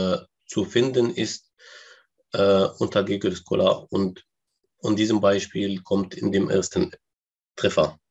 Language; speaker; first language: German; non-native, learner; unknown